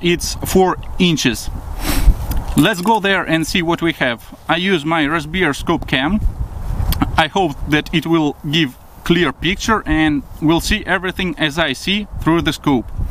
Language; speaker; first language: English; non-native, fluent; Russian